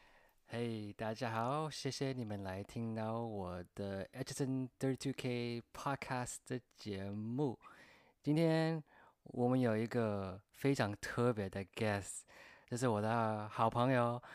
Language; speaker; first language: Chinese; non-native, fluent; English